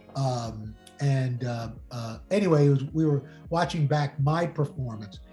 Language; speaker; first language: English; native; English